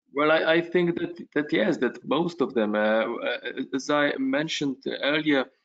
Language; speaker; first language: English; non-native, fluent; Polish